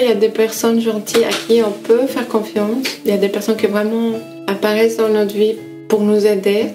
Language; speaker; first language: French; non-native, learner; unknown